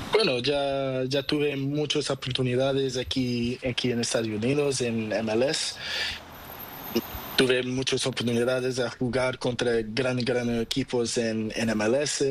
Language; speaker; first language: Spanish; non-native, learner; Portuguese